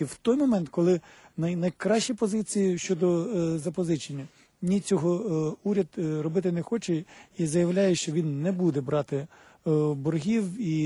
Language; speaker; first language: Ukrainian; native; Ukrainian